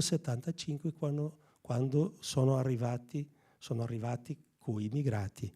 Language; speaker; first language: Italian; non-native, fluent; Portuguese